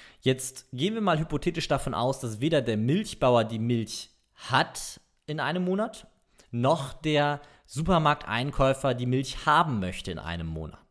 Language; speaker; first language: German; native; German